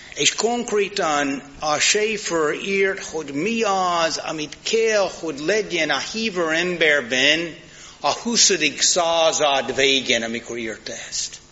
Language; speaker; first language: Hungarian; non-native, fluent; English